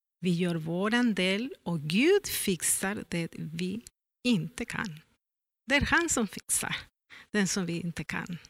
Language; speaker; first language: Swedish; non-native, learner; Spanish